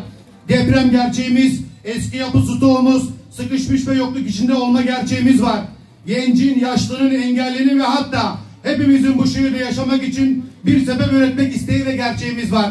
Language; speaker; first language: Turkish; native; Turkish